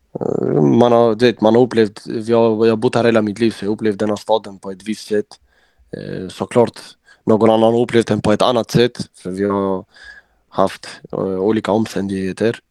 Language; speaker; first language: Swedish; early bilingual, other home language; Albanian